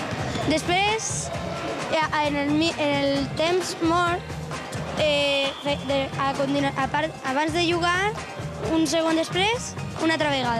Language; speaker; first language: Catalan; non-native, local second language; Spanish